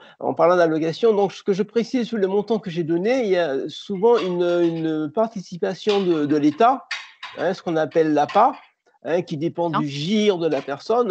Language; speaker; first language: French; native; French